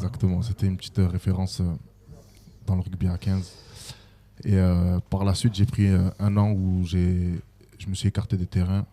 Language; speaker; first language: French; native; French